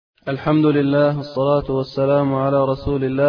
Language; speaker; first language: Arabic; native; Arabic